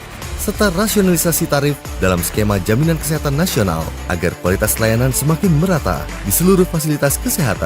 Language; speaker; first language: Indonesian; native; Indonesian